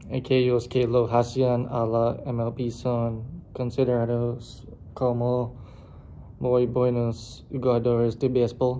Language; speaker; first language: Spanish; non-native, learner; English